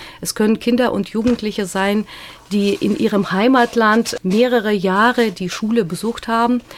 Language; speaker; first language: German; native; German